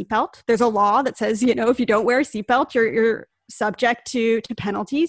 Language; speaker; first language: English; native; English